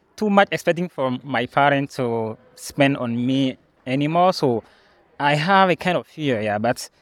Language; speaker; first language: English; non-native, learner; French